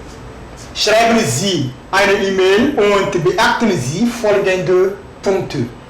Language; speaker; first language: German; non-native, fluent; French